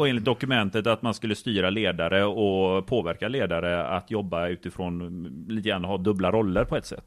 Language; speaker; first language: Swedish; native; Swedish